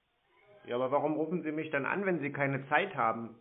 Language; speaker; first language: German; native; German